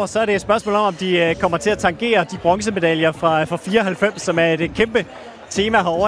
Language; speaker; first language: Danish; native; Danish